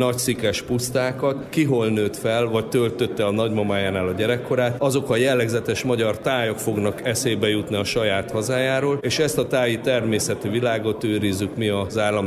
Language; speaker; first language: Hungarian; native; Hungarian